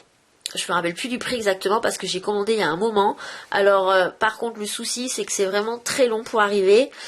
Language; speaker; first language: French; native; French